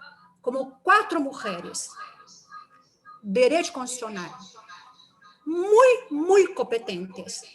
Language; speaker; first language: Spanish; non-native, learner; Portuguese